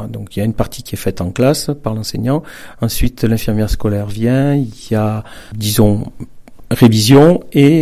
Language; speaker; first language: French; native; French